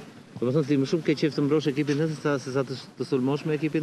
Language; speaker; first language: Albanian; native; Albanian